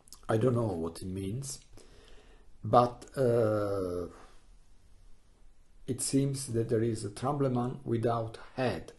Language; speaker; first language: English; non-native, learner; Italian